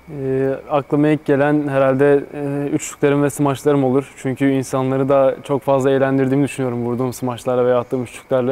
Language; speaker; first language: Turkish; native; Turkish